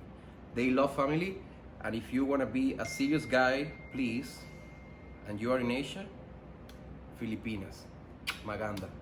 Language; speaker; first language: English; non-native, learner; Spanish